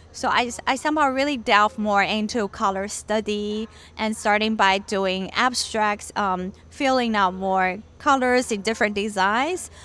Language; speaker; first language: English; non-native, fluent; Chinese